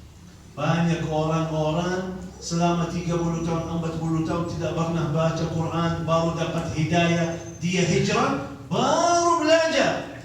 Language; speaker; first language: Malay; non-native, fluent; Arabic